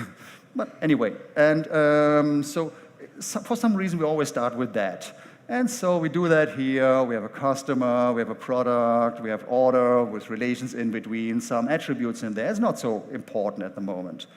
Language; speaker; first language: English; non-native, fluent; German